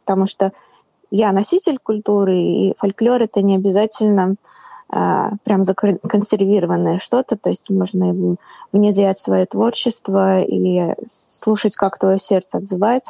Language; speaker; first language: Russian; non-native, local second language; Tatar